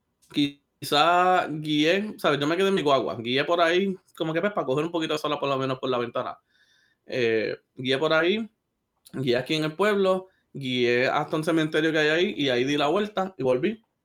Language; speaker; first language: Spanish; early bilingual, heritage; Spanish